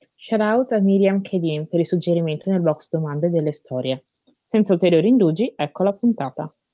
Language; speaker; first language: Italian; early bilingual, other home language; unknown